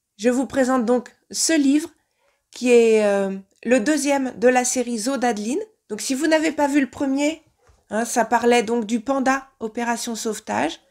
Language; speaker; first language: French; native; French